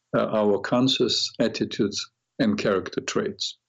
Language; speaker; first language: English; non-native, fluent; Russian